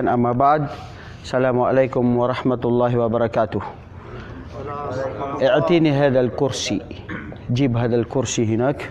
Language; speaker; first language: Arabic; non-native, fluent; Filipino